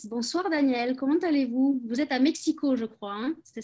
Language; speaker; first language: French; native; French